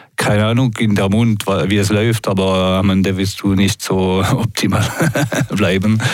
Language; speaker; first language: German; non-native, local second language; French